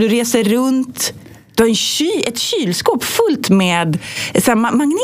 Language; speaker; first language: Swedish; native; Swedish